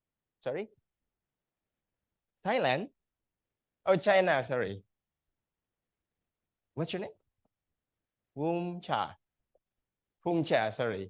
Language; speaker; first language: English; non-native, learner; Indonesian